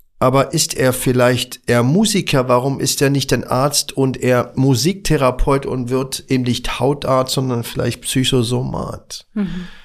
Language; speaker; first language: German; early bilingual, other home language; Arabic